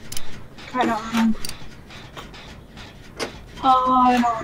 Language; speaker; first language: German; native; German